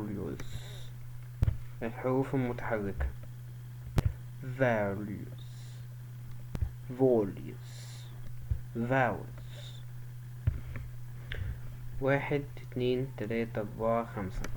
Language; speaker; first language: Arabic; native; Arabic